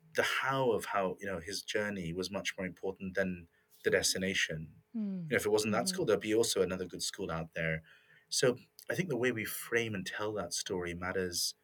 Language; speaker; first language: English; native; English